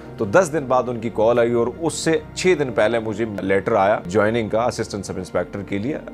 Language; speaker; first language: Urdu; non-native, local second language; Pashto